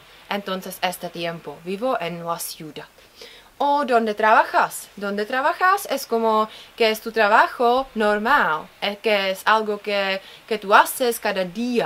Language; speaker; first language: Spanish; non-native, fluent; Czech